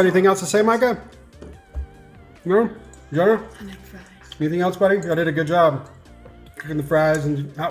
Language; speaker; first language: English; native; English